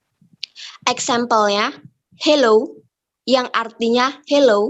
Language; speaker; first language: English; non-native, learner; Indonesian